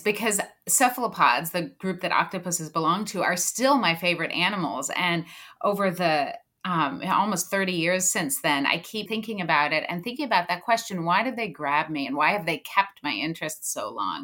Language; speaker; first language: English; native; English